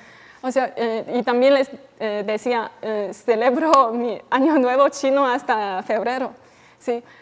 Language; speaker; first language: Spanish; non-native, fluent; Chinese